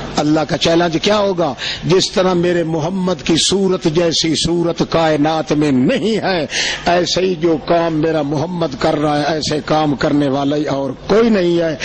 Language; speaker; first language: Urdu; non-native, local second language; Saraiki